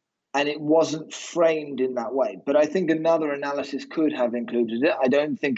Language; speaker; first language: English; native; English